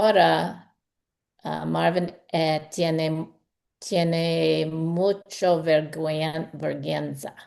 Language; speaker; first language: Spanish; non-native, learner; English